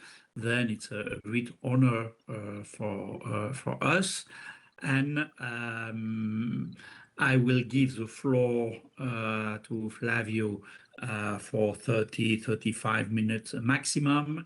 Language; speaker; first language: English; non-native, fluent; French